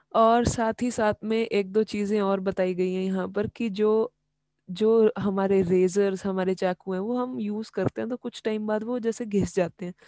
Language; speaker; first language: Hindi; native; Hindi